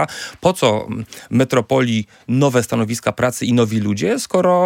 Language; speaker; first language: Polish; native; Polish